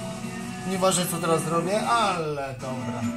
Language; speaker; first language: Polish; native; Polish